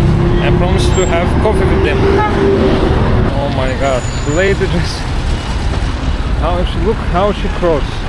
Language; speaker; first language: English; non-native, fluent; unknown